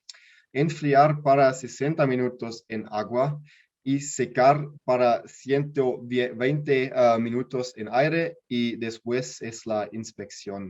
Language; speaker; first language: Spanish; non-native, learner; German